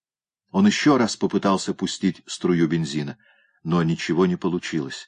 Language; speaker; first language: Russian; native; Russian